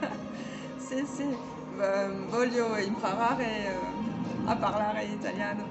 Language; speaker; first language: Italian; non-native, learner; French